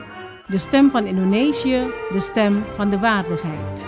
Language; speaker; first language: Dutch; non-native, fluent; Indonesian